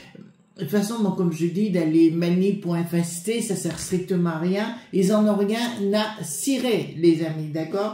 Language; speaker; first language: French; native; French